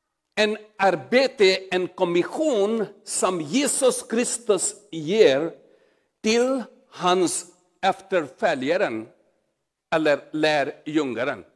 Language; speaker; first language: Swedish; non-native, learner; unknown